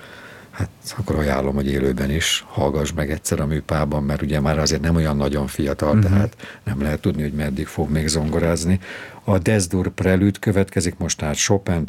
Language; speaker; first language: Hungarian; native; Hungarian